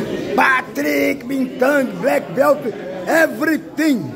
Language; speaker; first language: English; non-native, learner; Portuguese